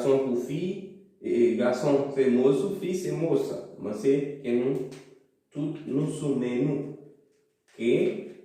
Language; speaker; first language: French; non-native, local second language; Haitian Creole